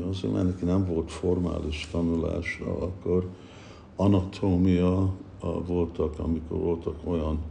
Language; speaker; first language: Hungarian; early bilingual, heritage; Hungarian